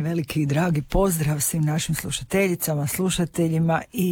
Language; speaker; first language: Croatian; native; Croatian